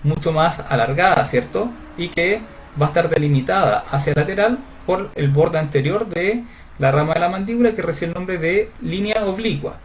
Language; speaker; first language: Spanish; native; Spanish